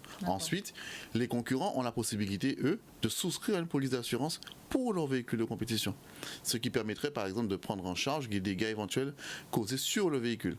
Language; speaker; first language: French; native; French